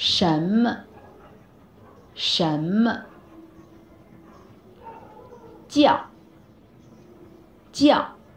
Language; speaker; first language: Chinese; non-native, fluent; Bangla